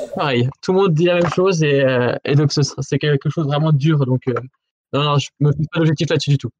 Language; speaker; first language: French; native; French